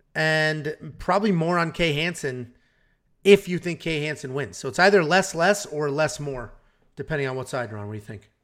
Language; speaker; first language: English; native; English